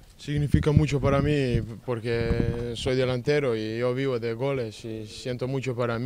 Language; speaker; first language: Spanish; non-native, learner; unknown